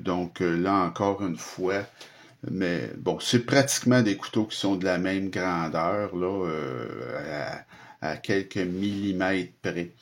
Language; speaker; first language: French; native; French